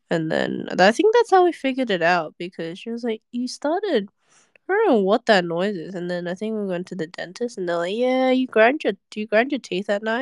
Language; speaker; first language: English; native; English